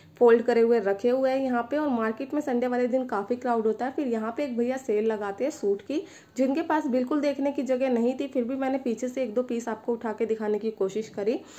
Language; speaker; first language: Hindi; native; Hindi